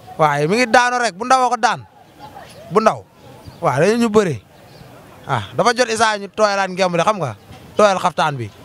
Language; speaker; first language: Wolof; native; Wolof